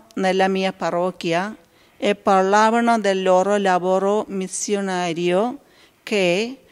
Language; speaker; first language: Italian; non-native, learner; Malayalam